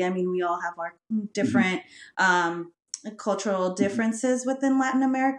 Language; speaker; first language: English; early bilingual, other home language; Spanish